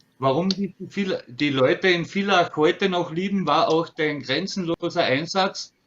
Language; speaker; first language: German; native; German